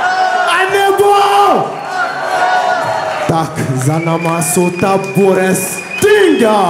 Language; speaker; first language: Czech; non-native, learner; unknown